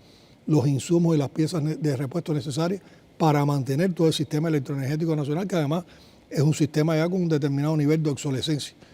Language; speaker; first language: Spanish; native; Spanish